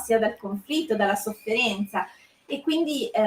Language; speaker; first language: Italian; native; Italian